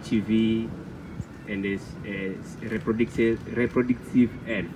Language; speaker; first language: English; non-native, local second language; French